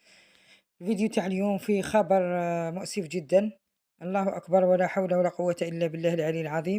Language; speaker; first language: Arabic; native; Arabic